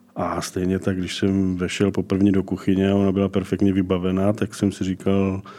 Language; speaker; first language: Czech; native; Czech